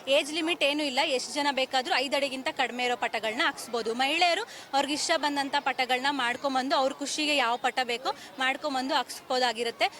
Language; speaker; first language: Kannada; native; Kannada